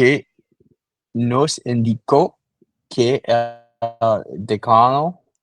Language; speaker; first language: Spanish; non-native, learner; English